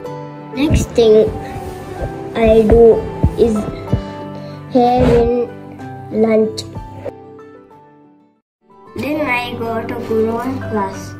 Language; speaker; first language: English; non-native, learner; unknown